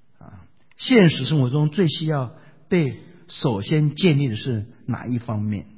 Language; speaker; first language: Chinese; native; Chinese